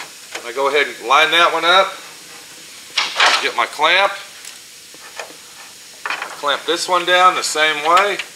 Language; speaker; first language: English; native; English